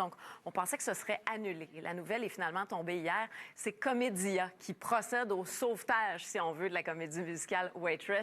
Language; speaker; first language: French; native; French